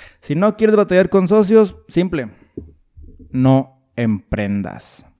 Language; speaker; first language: Spanish; native; Spanish